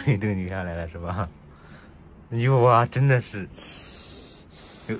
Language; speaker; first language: Chinese; native; Chinese